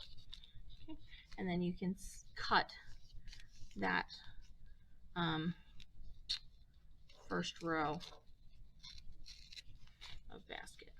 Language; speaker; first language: English; native; English